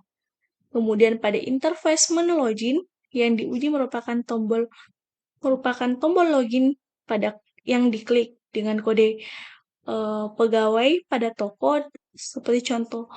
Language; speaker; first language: Indonesian; native; Indonesian